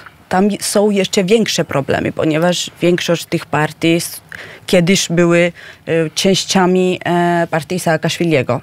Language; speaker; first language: Polish; non-native, fluent; Georgian